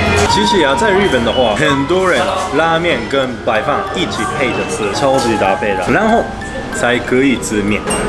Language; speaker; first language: Chinese; non-native, fluent; Japanese